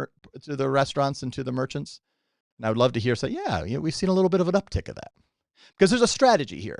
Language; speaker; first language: English; native; English